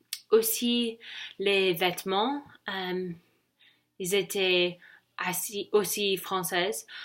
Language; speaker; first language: French; non-native, learner; English